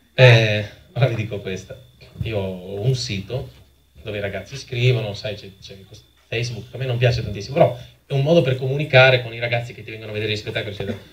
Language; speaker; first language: Italian; native; Italian